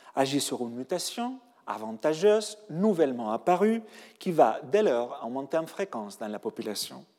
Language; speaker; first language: French; non-native, fluent; Spanish